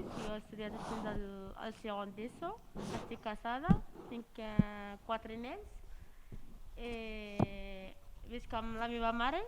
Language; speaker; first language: Catalan; non-native, learner; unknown